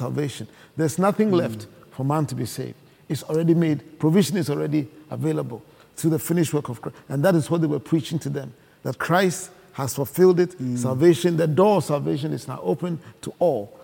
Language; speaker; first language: English; non-native, local second language; Akan